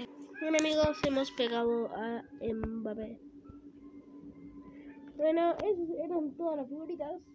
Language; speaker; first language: Spanish; native; Spanish